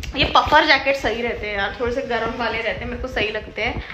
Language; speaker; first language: Hindi; non-native, local second language; Marathi